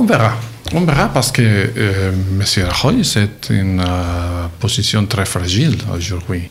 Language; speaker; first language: French; non-native, learner; Catalan